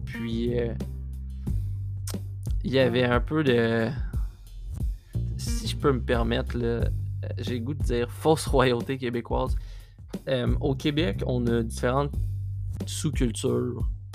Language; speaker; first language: French; native; French